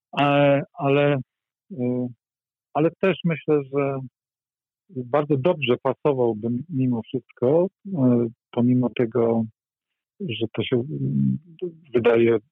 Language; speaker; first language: Polish; native; Polish